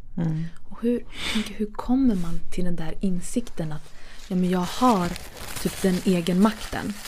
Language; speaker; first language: Swedish; early bilingual, other home language; Kurdish